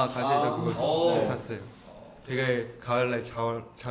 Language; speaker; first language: Korean; non-native, fluent; Chinese